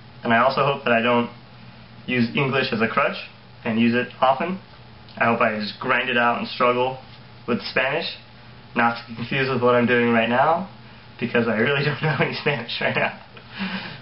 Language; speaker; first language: English; native; English